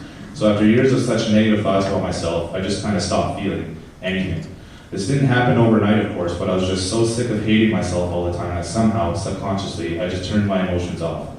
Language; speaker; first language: English; native; English